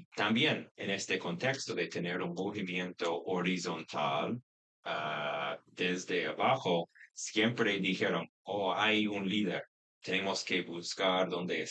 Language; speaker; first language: Spanish; non-native, fluent; English